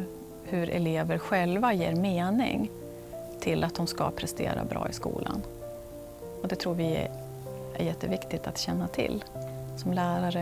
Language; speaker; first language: Swedish; native; Swedish